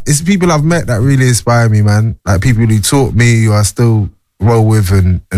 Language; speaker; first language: English; native; English